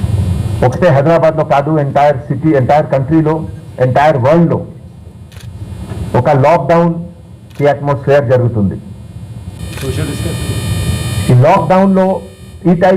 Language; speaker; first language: Telugu; non-native, fluent; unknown